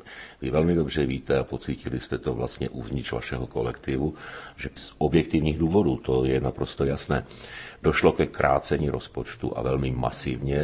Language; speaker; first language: Czech; native; Czech